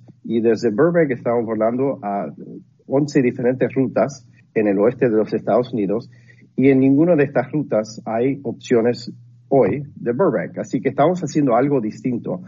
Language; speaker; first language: Spanish; non-native, fluent; English